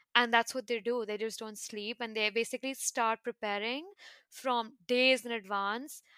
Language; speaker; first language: English; non-native, local second language; Hindi